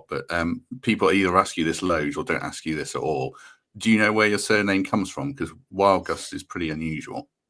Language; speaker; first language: English; native; English